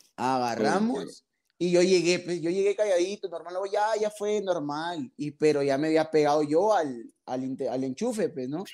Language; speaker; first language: Spanish; native; Spanish